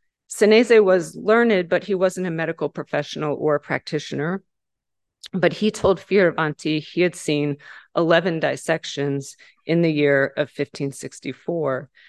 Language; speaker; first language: English; native; English